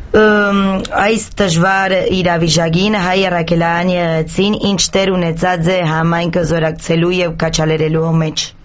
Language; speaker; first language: Armenian; early bilingual, heritage; Armenian